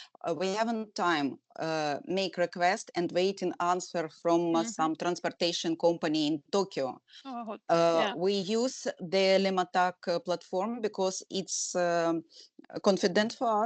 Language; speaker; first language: English; non-native, learner; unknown